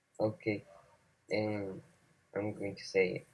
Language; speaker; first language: English; non-native, learner; Spanish